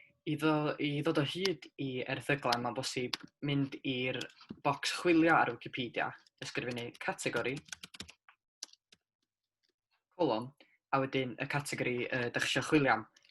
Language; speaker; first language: Welsh; native; Welsh